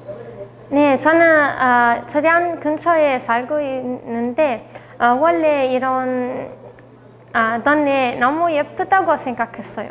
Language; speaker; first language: Korean; non-native, fluent; Italian